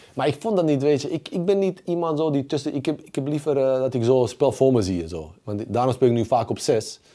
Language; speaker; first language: Dutch; early bilingual, other home language; Bosnian